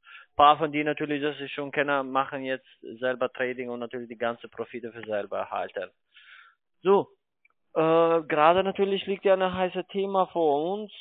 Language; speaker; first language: German; non-native, fluent; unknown